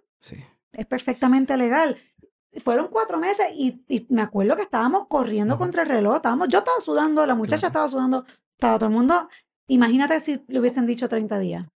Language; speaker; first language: Spanish; native; Spanish